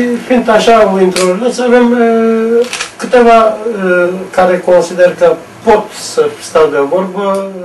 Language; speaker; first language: Romanian; non-native, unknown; Turkish